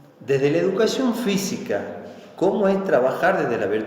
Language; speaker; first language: Spanish; native; Spanish